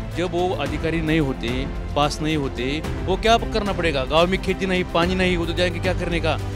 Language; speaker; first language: Hindi; non-native, local second language; Marathi